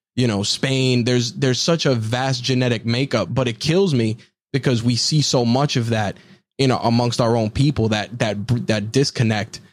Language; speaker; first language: English; early bilingual, other home language; Spanish